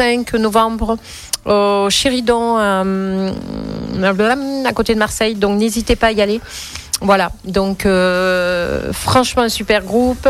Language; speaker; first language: French; native; French